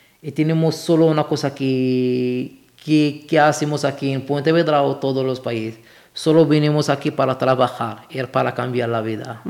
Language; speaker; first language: Spanish; non-native, learner; Arabic